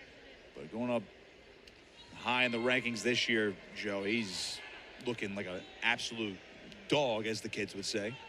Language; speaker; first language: English; native; English